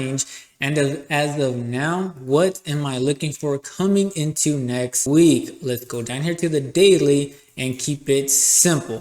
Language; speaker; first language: English; native; English